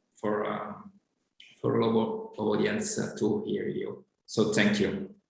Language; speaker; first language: English; non-native, fluent; Italian